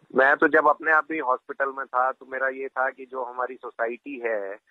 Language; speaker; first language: Hindi; native; Hindi